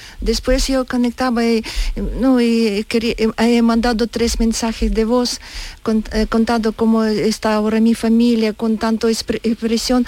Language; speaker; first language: Spanish; non-native, learner; Ukrainian